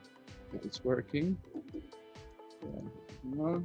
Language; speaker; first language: English; non-native, fluent; Dutch